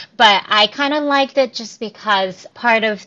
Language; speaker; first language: English; native; English